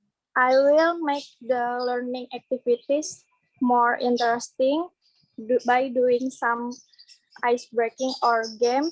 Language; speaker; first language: English; non-native, learner; Indonesian